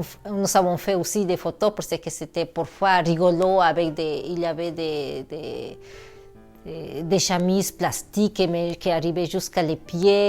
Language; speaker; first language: French; non-native, fluent; Spanish